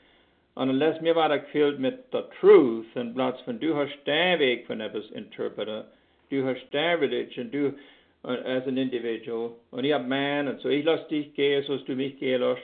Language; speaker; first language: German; early bilingual, heritage; Pennsylvania German